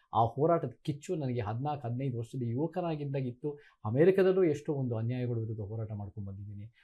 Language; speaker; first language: Kannada; early bilingual, heritage; Kannada